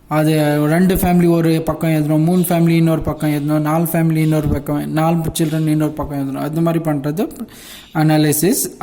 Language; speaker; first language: Tamil; non-native, local second language; Urdu